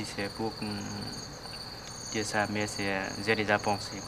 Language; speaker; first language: French; non-native, learner; Vietnamese